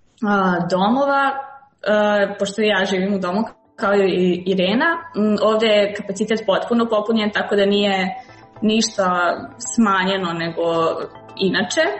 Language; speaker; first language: Serbian; native; Serbian